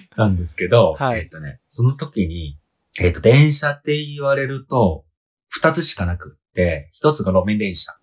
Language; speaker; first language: Japanese; non-native, fluent; Chinese